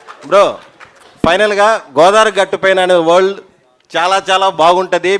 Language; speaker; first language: Telugu; native; Telugu